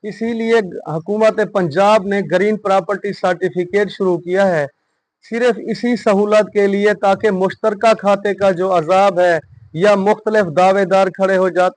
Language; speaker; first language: Hindi; non-native, local second language; Punjabi